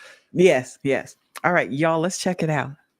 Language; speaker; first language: English; native; English